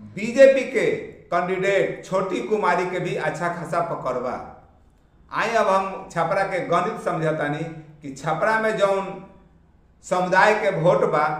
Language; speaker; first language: Bhojpuri; native; Bhojpuri